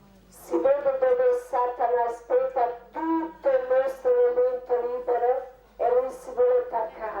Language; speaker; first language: Italian; non-native, learner; Croatian